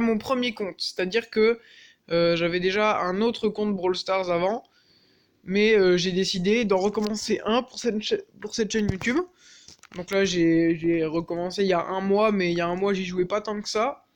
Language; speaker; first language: French; native; French